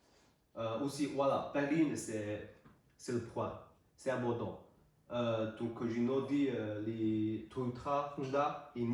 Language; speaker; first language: French; non-native, learner; Chinese